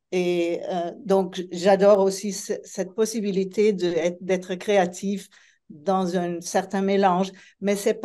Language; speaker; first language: French; non-native, fluent; Italian